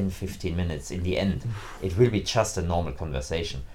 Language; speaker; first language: English; non-native, fluent; German